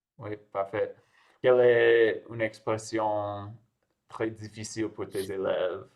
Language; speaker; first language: French; non-native, fluent; English